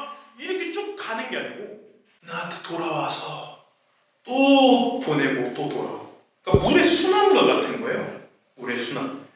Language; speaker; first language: Korean; native; Korean